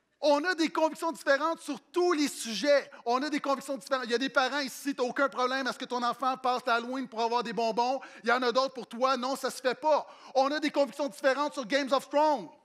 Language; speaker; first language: French; native; French